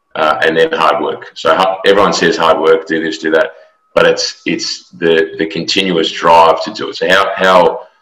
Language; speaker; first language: English; native; English